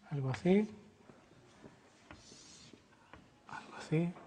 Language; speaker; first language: Spanish; native; Spanish